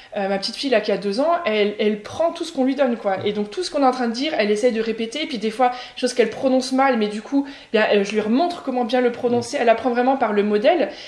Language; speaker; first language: French; native; French